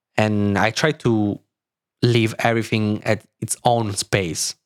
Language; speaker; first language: English; non-native, fluent; Italian